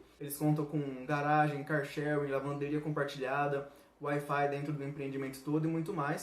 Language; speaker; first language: Portuguese; native; Portuguese